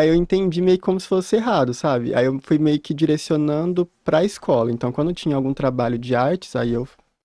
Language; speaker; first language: Portuguese; native; Portuguese